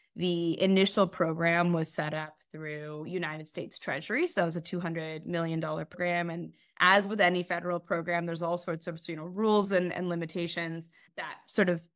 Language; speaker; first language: English; native; English